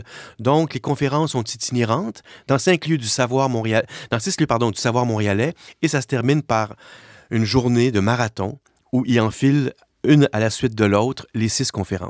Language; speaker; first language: French; native; French